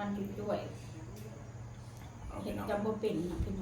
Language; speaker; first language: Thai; non-native, local second language; Lao